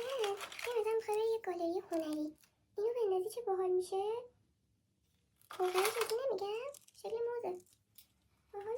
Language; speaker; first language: Persian; native; Persian